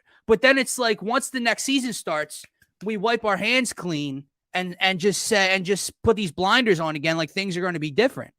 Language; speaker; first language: English; native; English